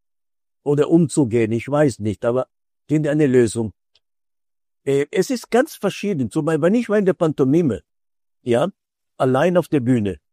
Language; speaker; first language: German; non-native, fluent; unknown